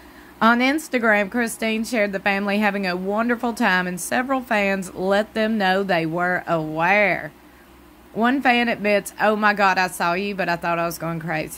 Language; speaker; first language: English; native; English